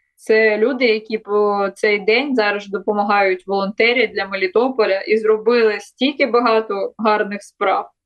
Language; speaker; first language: Ukrainian; non-native, local second language; Russian